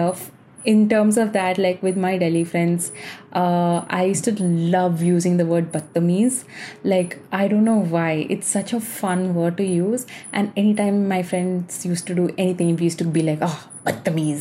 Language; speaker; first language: English; non-native, local second language; Malayalam